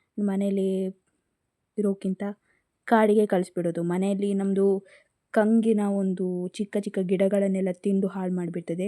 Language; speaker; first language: Kannada; non-native, local second language; Tulu